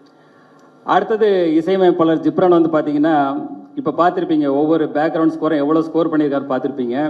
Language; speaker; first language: Tamil; native; Tamil